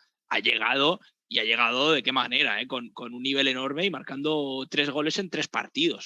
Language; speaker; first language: Spanish; native; Spanish